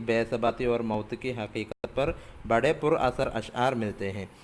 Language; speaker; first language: Urdu; non-native, local second language; Malayalam